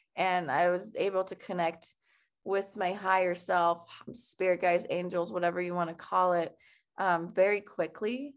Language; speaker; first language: English; early bilingual, other home language; Persian